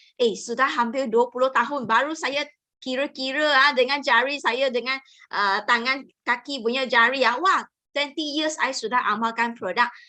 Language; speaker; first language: Malay; non-native, local second language; Chinese